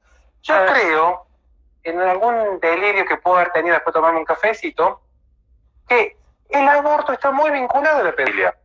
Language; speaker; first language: Spanish; native; Spanish